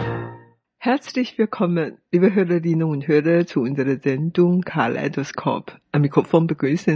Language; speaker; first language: German; non-native, fluent; Chinese